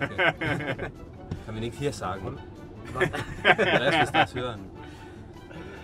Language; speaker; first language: German; non-native, learner; Danish